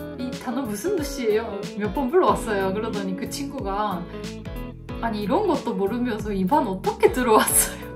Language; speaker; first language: Korean; non-native, fluent; Japanese